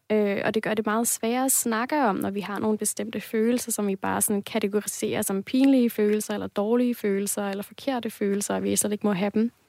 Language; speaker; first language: Danish; native; Danish